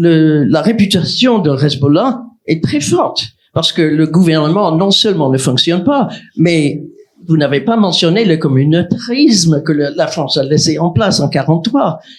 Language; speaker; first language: French; non-native, fluent; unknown